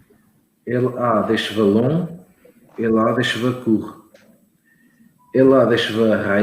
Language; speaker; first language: French; non-native, learner; Portuguese